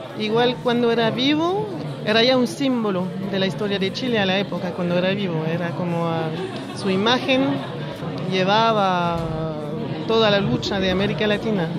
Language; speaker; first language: Spanish; early bilingual, heritage; French